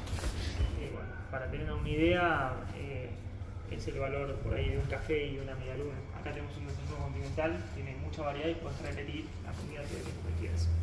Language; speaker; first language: Spanish; native; Spanish